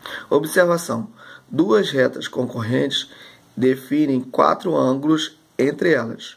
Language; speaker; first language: Portuguese; native; Portuguese